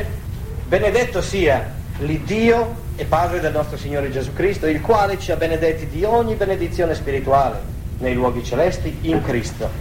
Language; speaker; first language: Italian; native; Italian